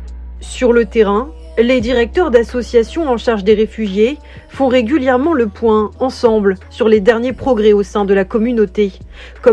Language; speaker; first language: French; native; French